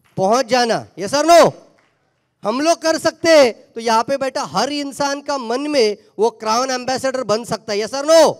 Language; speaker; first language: Hindi; non-native, local second language; Marathi